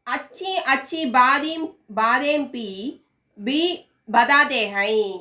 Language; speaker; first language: Hindi; non-native, local second language; Tamil